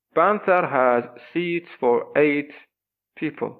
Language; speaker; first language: English; non-native, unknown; Arabic